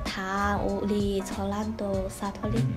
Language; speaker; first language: Korean; non-native, learner; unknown